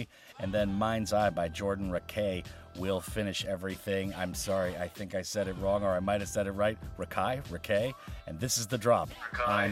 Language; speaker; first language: English; native; English